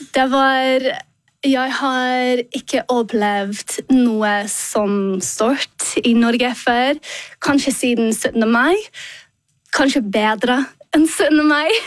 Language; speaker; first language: Norwegian; non-native, learner; English